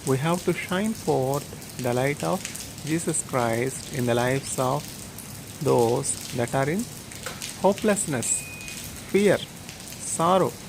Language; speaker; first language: English; non-native, local second language; Telugu